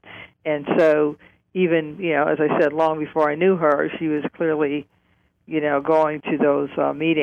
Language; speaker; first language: English; native; English